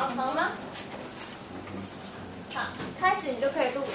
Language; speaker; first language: Chinese; non-native, learner; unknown